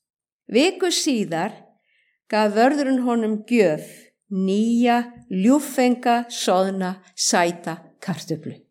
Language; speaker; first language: Icelandic; native; Icelandic